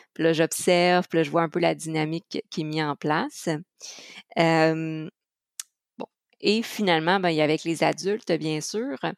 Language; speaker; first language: French; native; French